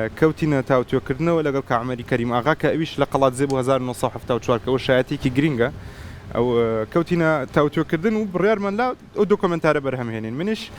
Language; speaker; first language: Central Kurdish; early bilingual, heritage; Central Kurdish